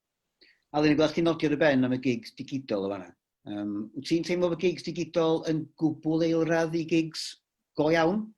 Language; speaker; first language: Welsh; native; Welsh